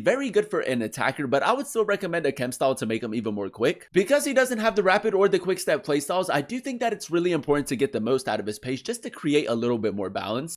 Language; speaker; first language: English; native; English